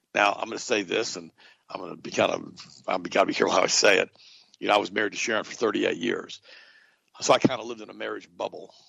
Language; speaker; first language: English; native; English